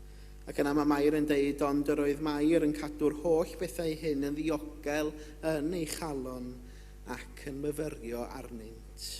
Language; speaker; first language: Welsh; native; Welsh